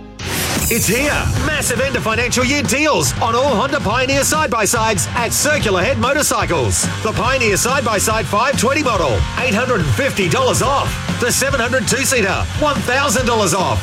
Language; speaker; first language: English; native; English